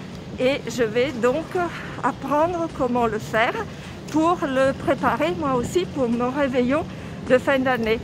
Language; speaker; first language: French; non-native, fluent; Italian